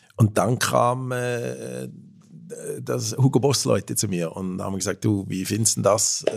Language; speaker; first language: German; native; German